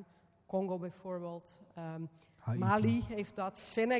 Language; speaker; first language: Dutch; non-native, fluent; Portuguese